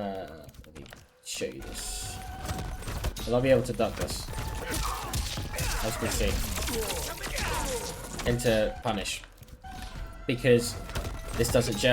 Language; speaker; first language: English; native; English